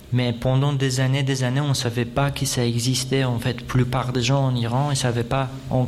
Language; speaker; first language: French; non-native, fluent; Persian